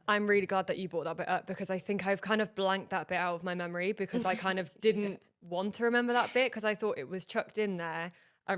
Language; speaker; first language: English; native; English